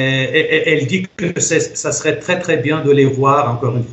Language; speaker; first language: French; non-native, fluent; Russian